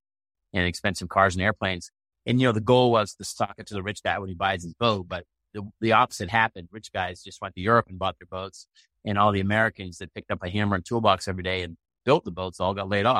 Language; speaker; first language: English; native; English